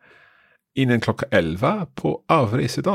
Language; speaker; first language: Swedish; non-native, learner; English